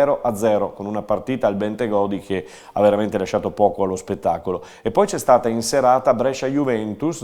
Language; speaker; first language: Italian; native; Italian